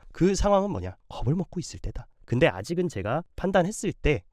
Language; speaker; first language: Korean; native; Korean